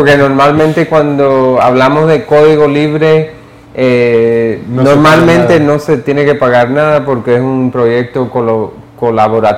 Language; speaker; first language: Spanish; early bilingual, heritage; English